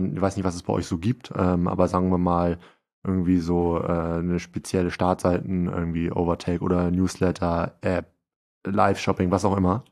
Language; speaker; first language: German; native; German